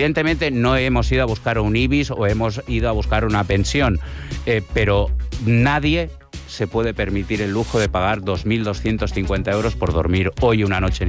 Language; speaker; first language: Spanish; native; Spanish